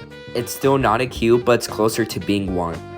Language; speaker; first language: English; native; English